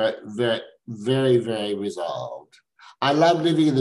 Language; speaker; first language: English; native; English